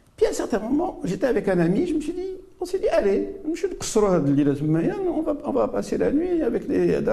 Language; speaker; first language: French; non-native, local second language; Arabic